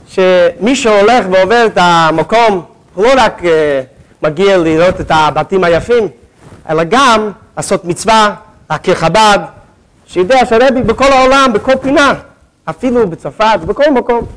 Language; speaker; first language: Hebrew; non-native, fluent; French